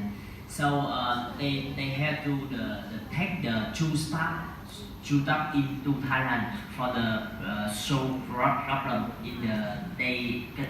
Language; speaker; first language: English; non-native, learner; Vietnamese